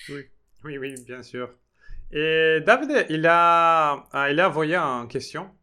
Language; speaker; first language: French; non-native, fluent; Portuguese